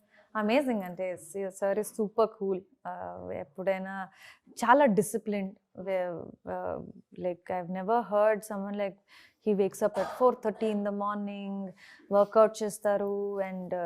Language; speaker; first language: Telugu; non-native, fluent; Kannada